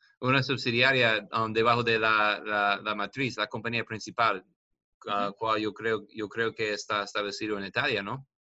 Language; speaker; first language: Spanish; non-native, learner; English